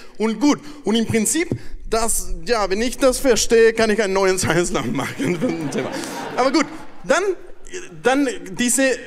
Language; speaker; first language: German; non-native, fluent; Spanish